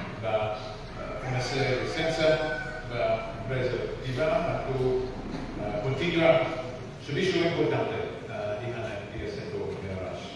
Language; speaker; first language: Portuguese; non-native, local second language; Tetum